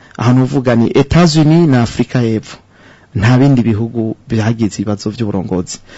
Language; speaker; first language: Rundi; native; Rundi